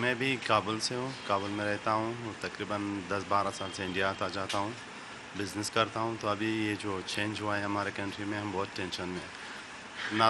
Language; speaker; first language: Hindi; non-native, fluent; Persian